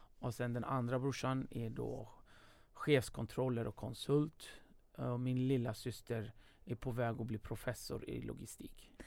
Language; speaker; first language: Swedish; early bilingual, other home language; Kurdish